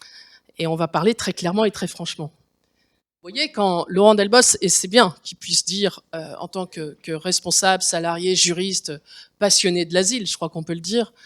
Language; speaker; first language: French; native; French